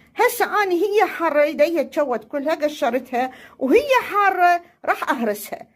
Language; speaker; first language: Arabic; native; Arabic